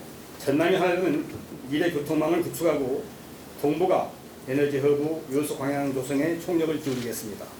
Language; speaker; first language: Korean; native; Korean